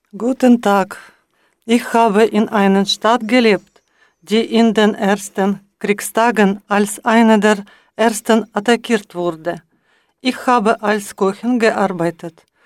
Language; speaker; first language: German; non-native, learner; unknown